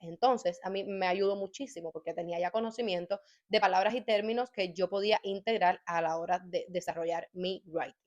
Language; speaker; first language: Spanish; native; Spanish